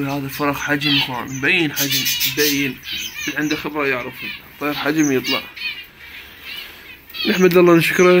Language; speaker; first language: Arabic; native; Arabic